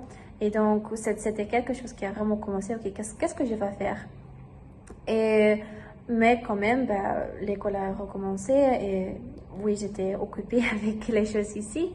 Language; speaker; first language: French; non-native, learner; German